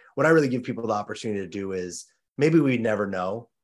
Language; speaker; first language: English; native; English